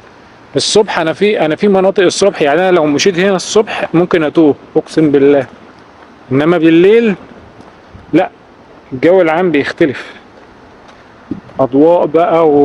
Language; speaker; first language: Arabic; native; Arabic